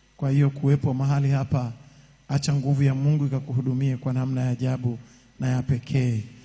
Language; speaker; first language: Swahili; native; Swahili